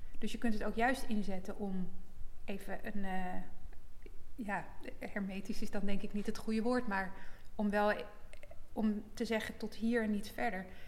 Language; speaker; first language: Dutch; native; Dutch